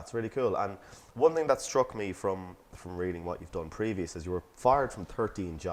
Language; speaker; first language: English; native; English